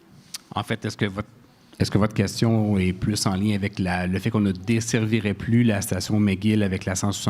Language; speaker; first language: French; native; French